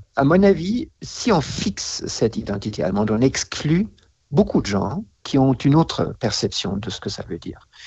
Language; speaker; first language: French; non-native, fluent; German